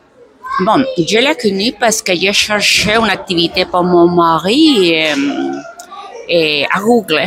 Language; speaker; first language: French; non-native, learner; Spanish